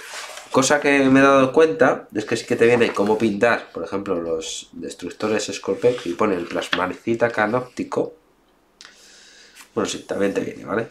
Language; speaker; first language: Spanish; native; Spanish